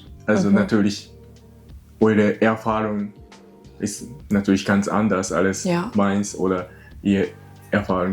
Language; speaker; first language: German; non-native, learner; Japanese